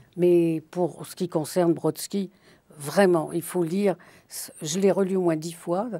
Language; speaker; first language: French; early bilingual, other home language; Yiddish